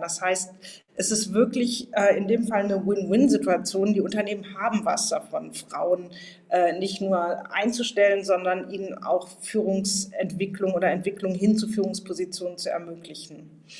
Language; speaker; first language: German; native; German